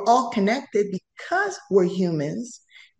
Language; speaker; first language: English; non-native, fluent; Spanish